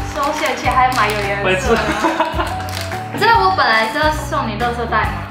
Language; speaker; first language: Chinese; native; Chinese